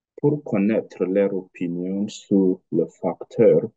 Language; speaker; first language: French; non-native, learner; English